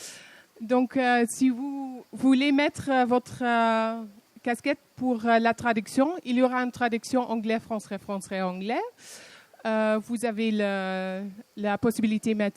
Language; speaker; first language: French; non-native, fluent; Dutch